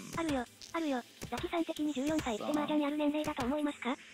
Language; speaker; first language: Japanese; native; Japanese